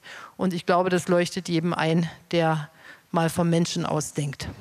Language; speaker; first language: German; native; German